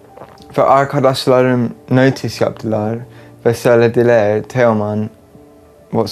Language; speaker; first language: Turkish; early bilingual, heritage; English